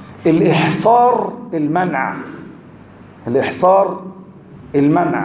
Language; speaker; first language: Arabic; native; Arabic